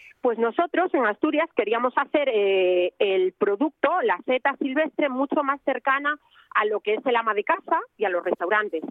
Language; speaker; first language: Spanish; native; Spanish